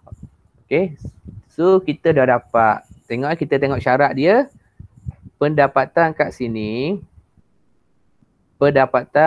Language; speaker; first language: Malay; native; Malay